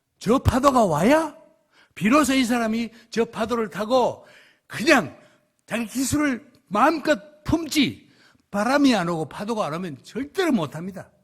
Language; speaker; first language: Korean; native; Korean